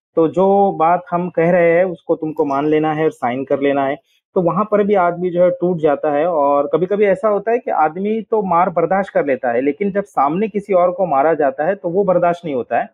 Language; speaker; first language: Hindi; non-native, local second language; Urdu